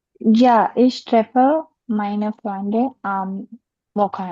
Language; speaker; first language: German; non-native, learner; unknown